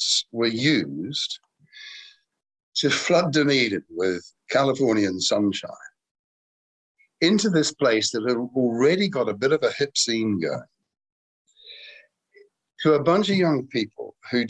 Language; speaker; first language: English; native; English